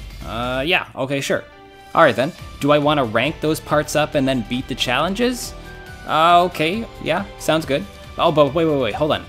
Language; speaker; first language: English; native; English